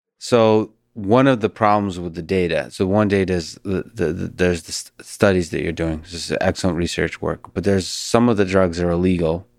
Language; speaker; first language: English; early bilingual, other home language; Russian